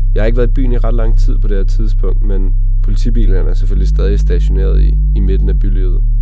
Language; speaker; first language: Danish; native; Danish